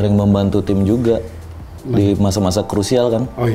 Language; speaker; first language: Indonesian; native; Indonesian